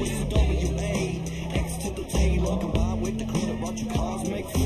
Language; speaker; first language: English; non-native, fluent; Dutch